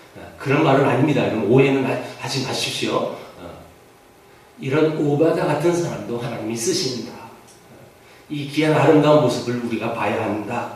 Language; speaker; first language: Korean; native; Korean